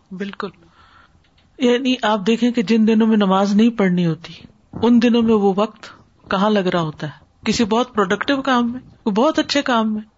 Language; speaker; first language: Urdu; native; Urdu